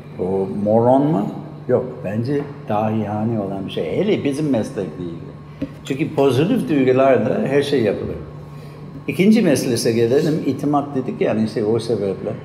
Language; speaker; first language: Turkish; non-native, fluent; English